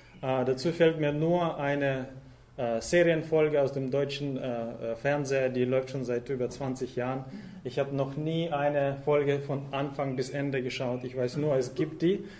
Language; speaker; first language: German; non-native, fluent; Russian